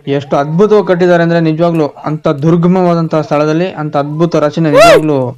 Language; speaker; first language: Kannada; native; Kannada